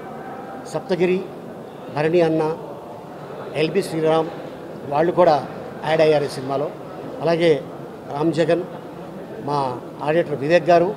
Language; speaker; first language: Telugu; native; Telugu